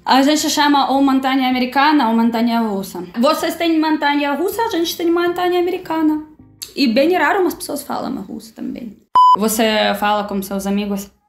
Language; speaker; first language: Portuguese; non-native, learner; Russian